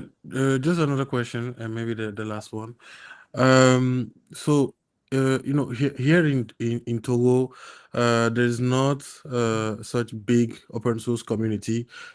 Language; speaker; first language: English; non-native, local second language; French